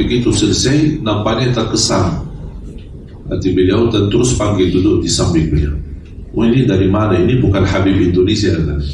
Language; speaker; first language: Indonesian; non-native, fluent; Arabic